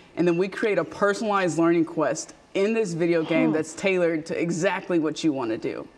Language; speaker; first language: English; native; English